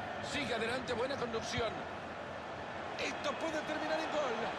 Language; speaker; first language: Spanish; native; Spanish